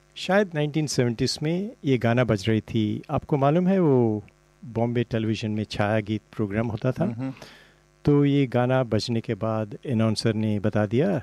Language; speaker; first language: Hindi; non-native, local second language; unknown